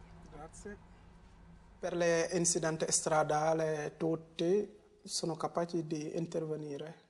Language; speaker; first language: Italian; non-native, fluent; Wolof